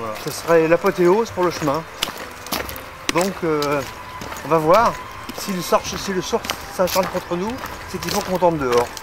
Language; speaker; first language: French; native; French